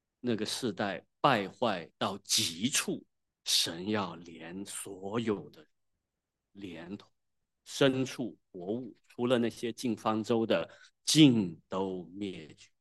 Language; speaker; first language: Chinese; native; Chinese